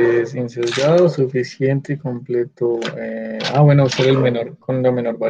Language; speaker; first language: Spanish; native; Spanish